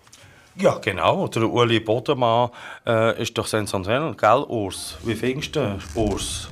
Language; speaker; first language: German; native; German